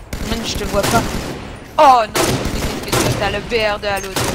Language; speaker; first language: French; native; French